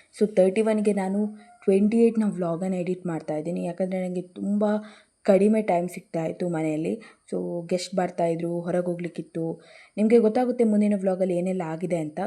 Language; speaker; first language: Kannada; non-native, local second language; Marathi